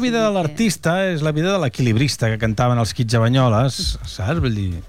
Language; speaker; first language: Catalan; native; Catalan